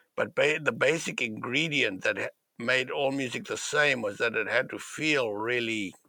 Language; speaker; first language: English; native; English